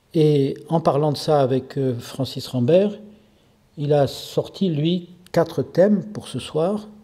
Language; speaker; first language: French; native; French